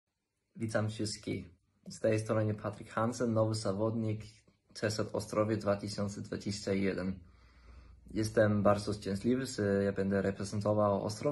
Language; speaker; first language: Polish; non-native, learner; Danish